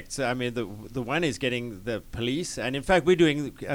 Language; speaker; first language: English; native; English